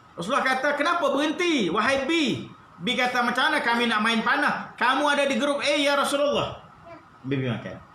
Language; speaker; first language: Malay; native; Malay